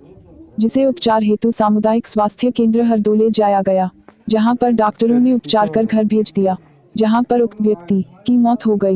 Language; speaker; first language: Hindi; native; Hindi